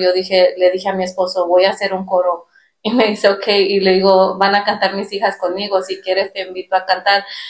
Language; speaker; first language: Spanish; early bilingual, heritage; Spanish